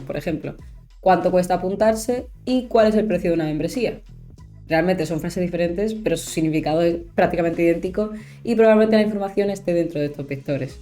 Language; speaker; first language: Spanish; native; Spanish